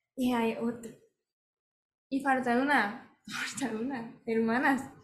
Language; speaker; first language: Spanish; non-native, fluent; Japanese